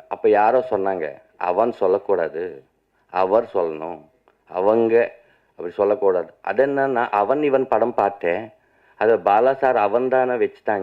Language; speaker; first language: Tamil; non-native, learner; Telugu